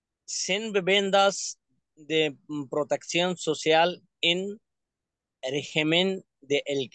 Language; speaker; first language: Spanish; non-native, learner; Punjabi